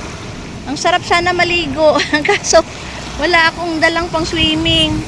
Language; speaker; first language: Filipino; native; Filipino